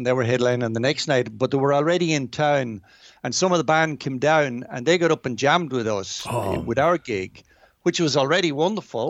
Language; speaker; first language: English; native; English